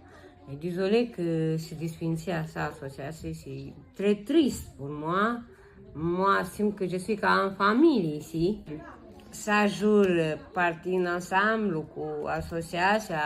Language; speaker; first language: French; non-native, learner; Romanian